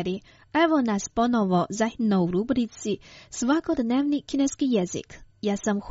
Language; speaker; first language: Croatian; non-native, fluent; Chinese